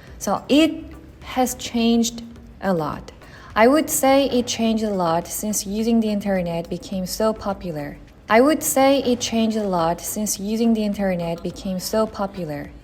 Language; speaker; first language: English; non-native, fluent; Korean